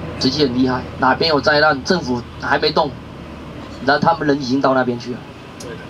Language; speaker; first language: Chinese; non-native, fluent; Vietnamese